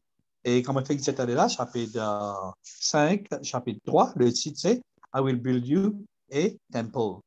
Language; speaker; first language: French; non-native, learner; Morisyen